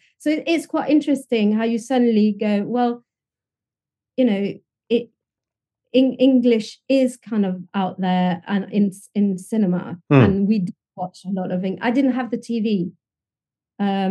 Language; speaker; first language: English; non-native, fluent; French